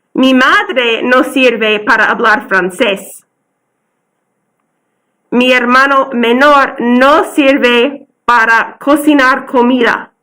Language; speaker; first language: Spanish; non-native, fluent; English